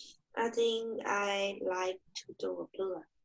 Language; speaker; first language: English; non-native, learner; Vietnamese